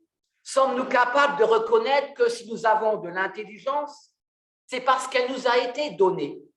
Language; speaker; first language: French; native; French